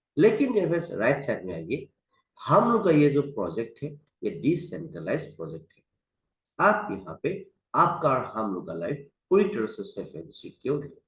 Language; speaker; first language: Hindi; non-native, local second language; Assamese